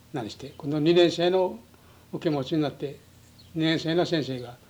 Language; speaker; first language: Japanese; non-native, local second language; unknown